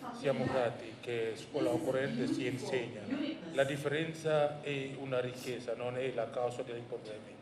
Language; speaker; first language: Italian; non-native, fluent; Indonesian